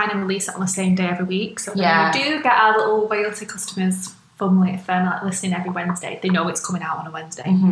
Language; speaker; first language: English; native; English